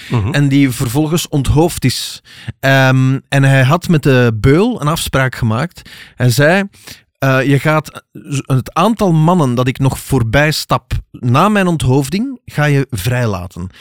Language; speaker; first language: Dutch; native; Dutch